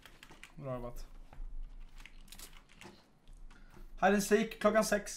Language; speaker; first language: Swedish; native; Swedish